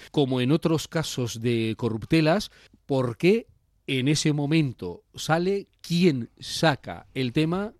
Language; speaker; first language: Spanish; native; Spanish